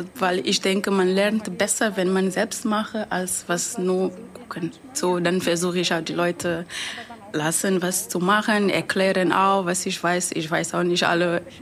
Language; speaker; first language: German; non-native, fluent; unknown